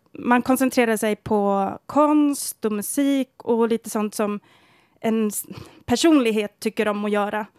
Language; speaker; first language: Swedish; native; Swedish